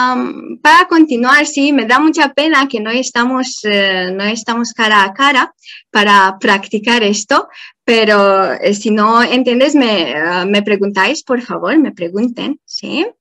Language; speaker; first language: Spanish; non-native, fluent; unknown